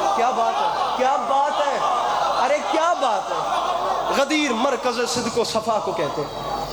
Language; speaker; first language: Urdu; non-native, local second language; Punjabi